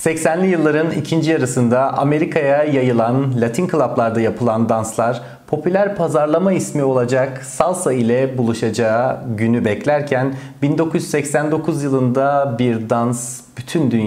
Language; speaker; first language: Turkish; native; Turkish